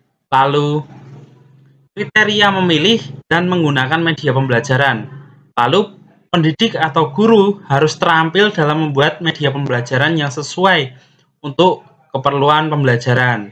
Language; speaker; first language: Indonesian; native; Indonesian